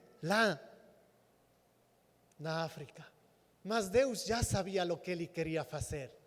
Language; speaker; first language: Portuguese; non-native, fluent; Spanish